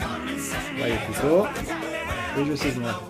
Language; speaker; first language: French; native; French